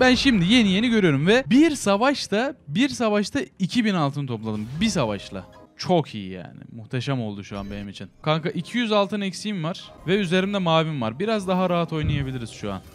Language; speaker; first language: Turkish; native; Turkish